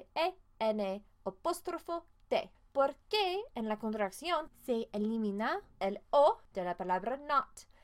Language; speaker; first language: Spanish; non-native, fluent; English